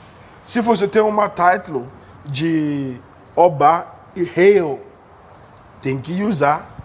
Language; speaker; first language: Portuguese; non-native, learner; Yoruba